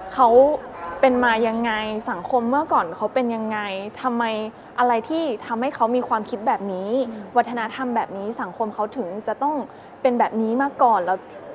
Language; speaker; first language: Thai; native; Thai